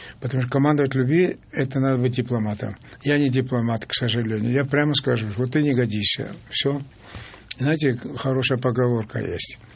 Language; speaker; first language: Russian; non-native, local second language; Georgian